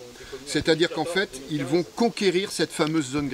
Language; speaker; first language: French; native; French